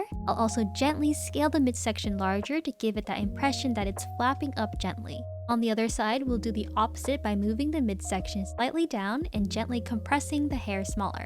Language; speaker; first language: English; native; English